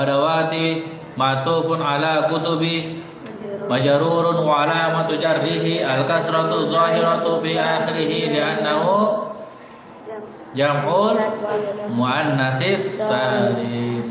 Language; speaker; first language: Arabic; non-native, fluent; Indonesian